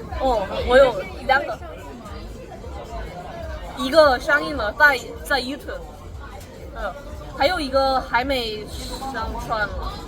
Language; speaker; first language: Chinese; non-native, learner; Korean